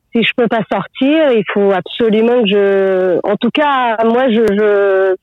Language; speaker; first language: French; non-native, local second language; Arabic